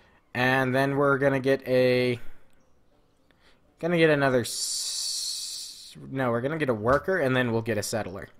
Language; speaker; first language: English; native; English